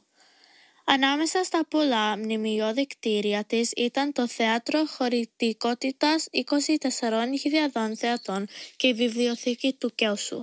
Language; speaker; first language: Greek; early bilingual, heritage; Greek